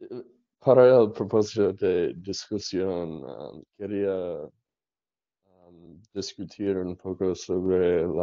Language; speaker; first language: Spanish; non-native, learner; English